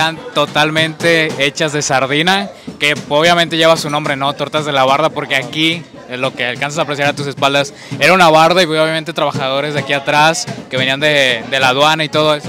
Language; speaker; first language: Spanish; native; Spanish